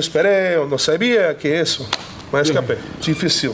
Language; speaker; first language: Portuguese; non-native, learner; English